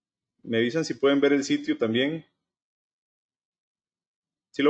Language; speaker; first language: Spanish; native; Spanish